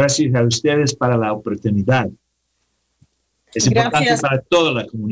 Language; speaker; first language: Spanish; non-native, learner; English